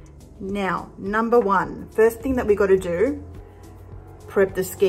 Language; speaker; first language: English; native; English